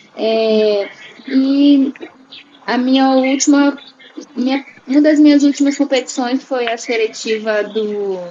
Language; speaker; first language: Portuguese; native; Portuguese